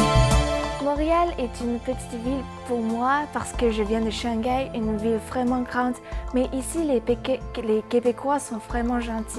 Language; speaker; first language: French; non-native, learner; Chinese